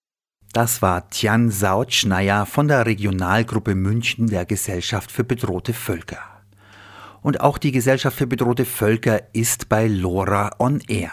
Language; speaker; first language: German; native; German